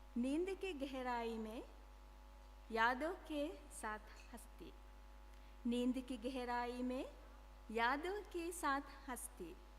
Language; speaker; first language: Hindi; non-native, learner; Sinhala